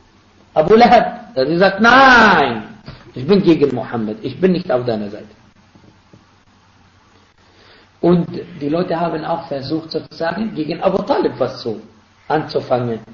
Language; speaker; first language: German; non-native, fluent; Arabic